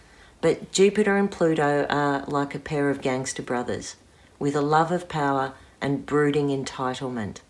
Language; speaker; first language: English; native; English